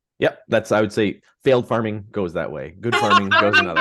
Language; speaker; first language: English; native; English